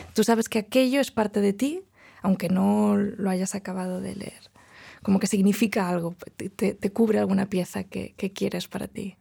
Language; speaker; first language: Spanish; non-native, local second language; Catalan